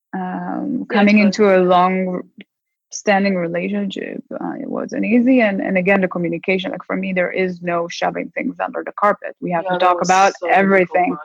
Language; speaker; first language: English; non-native, fluent; Hebrew